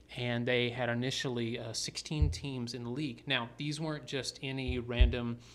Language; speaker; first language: English; native; English